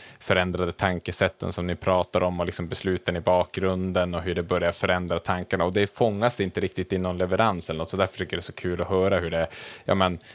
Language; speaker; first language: Swedish; native; Swedish